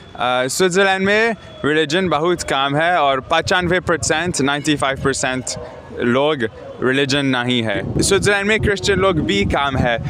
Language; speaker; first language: Hindi; non-native, learner; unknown